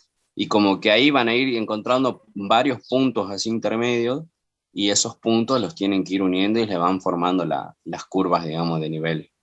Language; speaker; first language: Spanish; native; Spanish